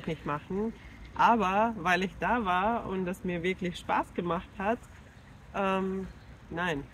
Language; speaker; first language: German; non-native, fluent; Finnish